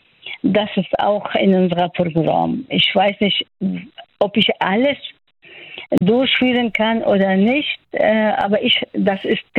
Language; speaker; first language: German; non-native, fluent; Persian